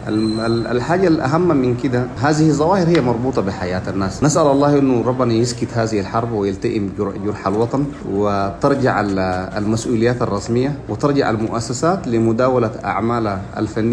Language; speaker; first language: Arabic; native; Arabic